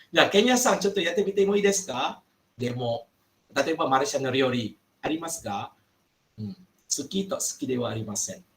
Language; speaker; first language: Japanese; non-native, fluent; Malay